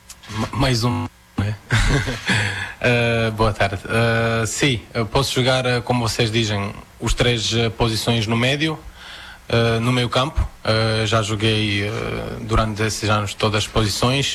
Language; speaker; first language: Portuguese; non-native, fluent; Croatian